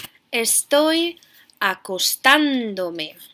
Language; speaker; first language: Spanish; non-native, fluent; English